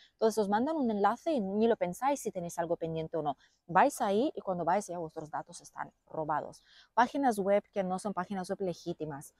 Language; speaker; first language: Spanish; non-native, fluent; Lithuanian